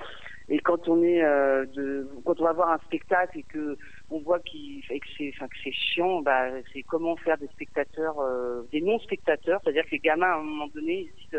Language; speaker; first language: French; native; French